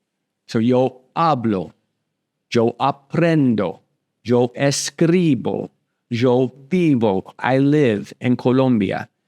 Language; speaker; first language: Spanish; non-native, fluent; English